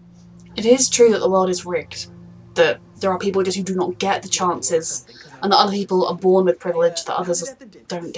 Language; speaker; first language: English; native; English